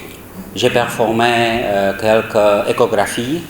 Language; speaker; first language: French; non-native, learner; Czech